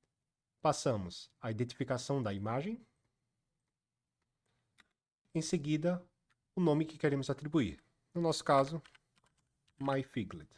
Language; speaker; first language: Portuguese; native; Portuguese